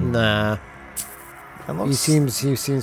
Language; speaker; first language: English; native; English